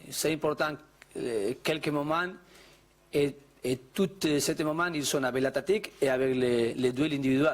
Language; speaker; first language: French; non-native, learner; Spanish